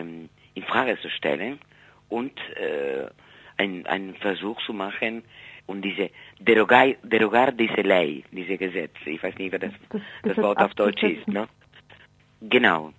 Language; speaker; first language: German; non-native, fluent; Spanish